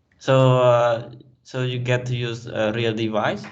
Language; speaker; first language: English; non-native, fluent; Khmer